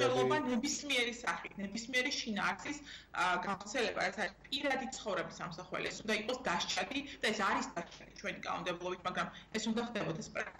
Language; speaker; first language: Georgian; native; Georgian